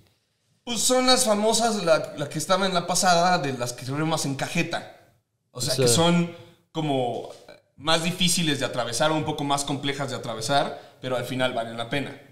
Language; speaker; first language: Spanish; native; Spanish